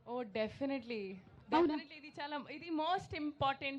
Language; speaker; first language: Telugu; non-native, local second language; Hindi